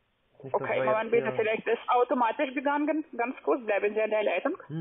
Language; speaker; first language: German; non-native, fluent; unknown